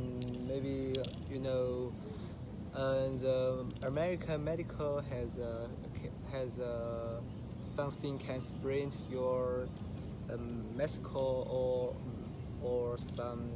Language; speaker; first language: English; non-native, learner; Chinese